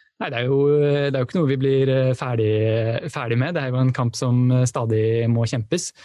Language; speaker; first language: Norwegian; native; Norwegian